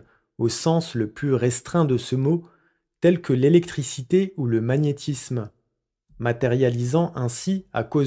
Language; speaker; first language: French; native; French